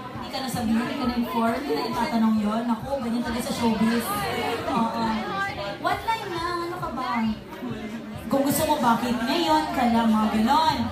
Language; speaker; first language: Filipino; native; Filipino